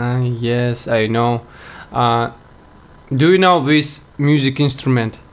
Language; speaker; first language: English; non-native, fluent; Russian